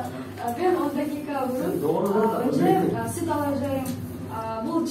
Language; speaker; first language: Turkish; non-native, learner; Kazakh